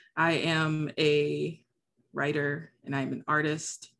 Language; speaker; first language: English; early bilingual, other home language; Haitian Creole